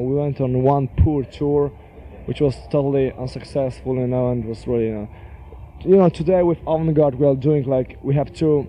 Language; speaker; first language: English; non-native, fluent; Polish